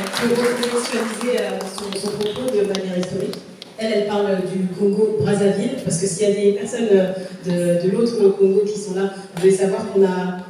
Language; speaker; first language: French; native; French